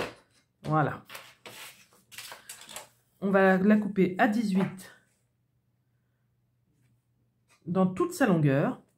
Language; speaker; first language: French; native; French